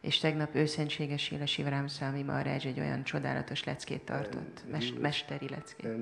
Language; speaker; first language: Hungarian; native; Hungarian